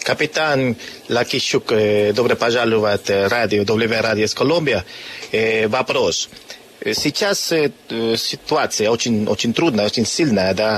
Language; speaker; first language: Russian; non-native, learner; Spanish